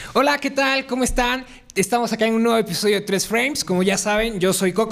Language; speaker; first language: Spanish; native; Spanish